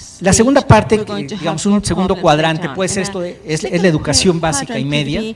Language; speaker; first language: Spanish; native; Spanish